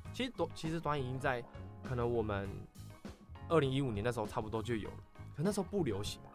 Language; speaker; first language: Chinese; native; Chinese